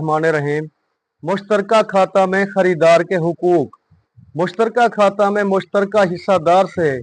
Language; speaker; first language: Hindi; non-native, local second language; Punjabi